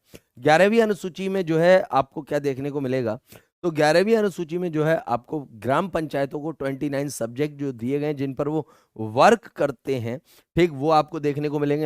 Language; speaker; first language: Hindi; native; Hindi